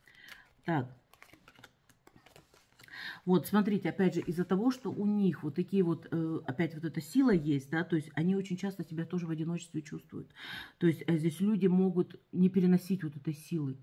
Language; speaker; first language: Russian; native; Russian